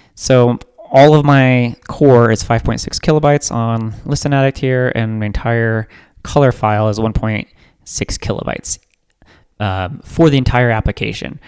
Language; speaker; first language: English; native; English